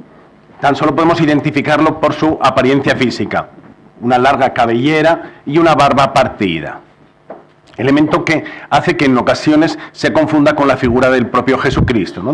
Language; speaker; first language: Spanish; native; Spanish